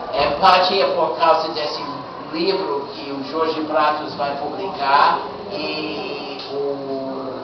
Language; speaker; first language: Portuguese; non-native, fluent; English